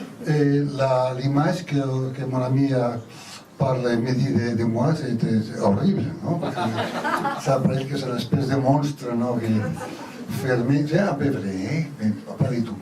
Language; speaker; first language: French; non-native, learner; Spanish